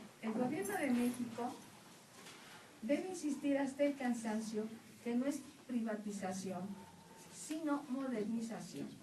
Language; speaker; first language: Spanish; native; Spanish